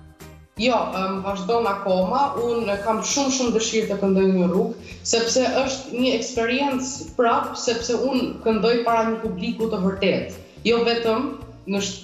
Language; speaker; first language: Albanian; early bilingual, heritage; Albanian